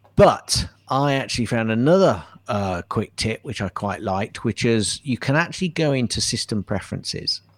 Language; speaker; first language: English; native; English